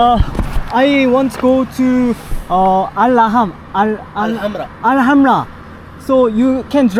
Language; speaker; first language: English; non-native, learner; Korean